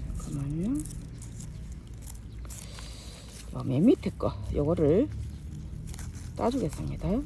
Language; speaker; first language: Korean; native; Korean